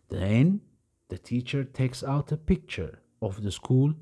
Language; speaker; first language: English; non-native, fluent; Amharic